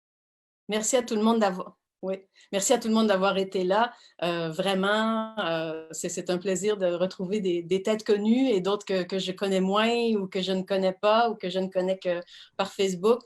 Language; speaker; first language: French; native; French